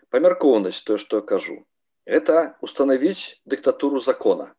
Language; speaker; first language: Belarusian; native; Belarusian